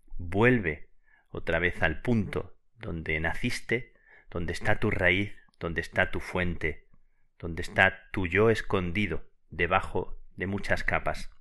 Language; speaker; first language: Spanish; native; Spanish